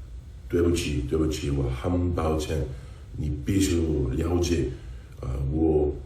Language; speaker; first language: Chinese; non-native, learner; English